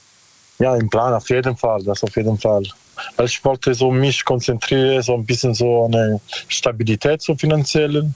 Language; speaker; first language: German; non-native, learner; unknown